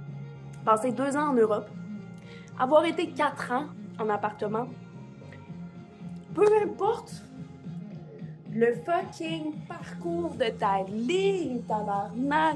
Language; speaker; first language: French; native; French